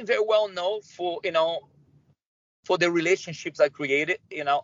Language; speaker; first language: English; non-native, fluent; Spanish